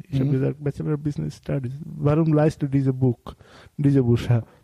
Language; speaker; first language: German; non-native, learner; Bangla